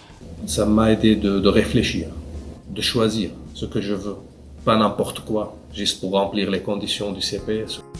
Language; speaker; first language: French; non-native, fluent; Arabic